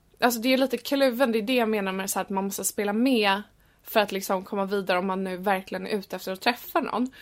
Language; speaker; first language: Swedish; native; Swedish